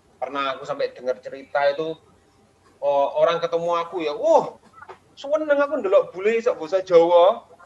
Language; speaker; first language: Indonesian; non-native, fluent; English